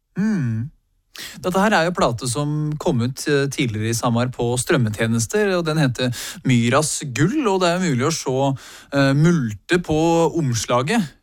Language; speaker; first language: Norwegian; native; Norwegian